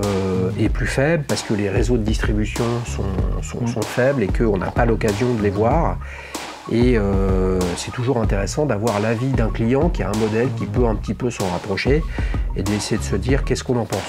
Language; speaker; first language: French; native; French